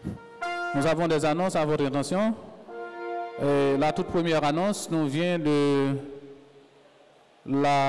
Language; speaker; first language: French; non-native, local second language; Haitian Creole